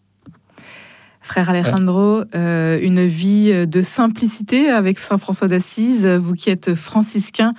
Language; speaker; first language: French; native; French